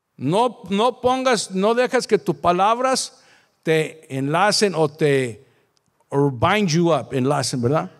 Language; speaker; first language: Spanish; early bilingual, heritage; Spanish